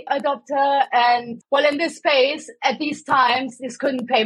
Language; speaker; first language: English; non-native, fluent; German